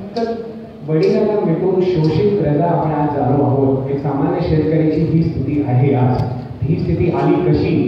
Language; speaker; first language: Marathi; non-native, local second language; Hindi